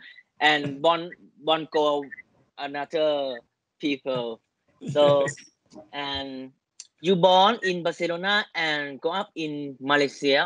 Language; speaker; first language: English; non-native, learner; Thai